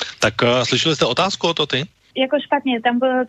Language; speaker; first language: Czech; native; Czech